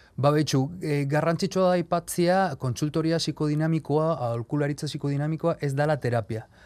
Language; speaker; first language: Basque; non-native, local second language; Spanish